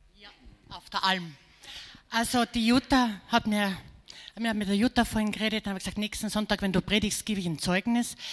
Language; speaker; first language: German; native; German